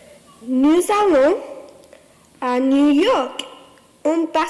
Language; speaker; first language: French; non-native, learner; English